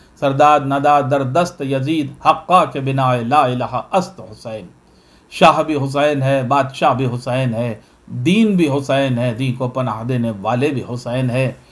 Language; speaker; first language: Urdu; native; Urdu